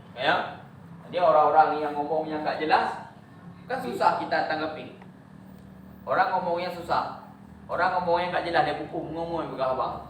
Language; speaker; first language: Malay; non-native, local second language; Achinese